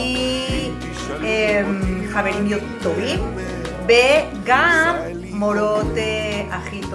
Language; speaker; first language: Hebrew; non-native, learner; Spanish